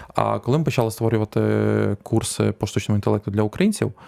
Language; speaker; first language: Ukrainian; native; Ukrainian